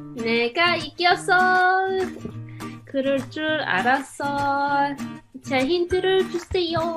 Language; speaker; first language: Korean; non-native, learner; English